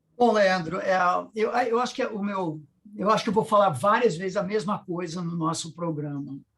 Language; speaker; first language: Portuguese; non-native, fluent; English